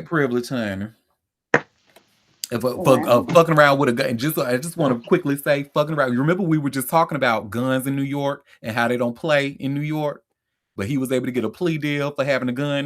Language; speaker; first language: English; native; English